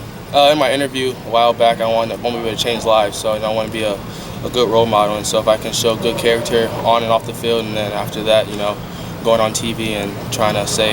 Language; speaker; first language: English; native; English